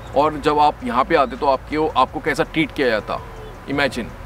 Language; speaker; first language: Hindi; native; Hindi